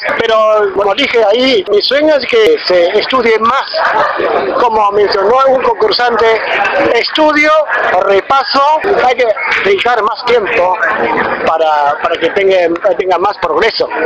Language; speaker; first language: Spanish; non-native, fluent; Chinese